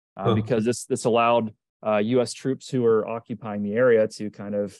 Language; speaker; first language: English; native; English